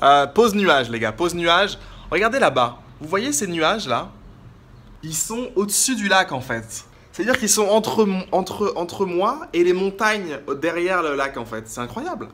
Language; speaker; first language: French; native; French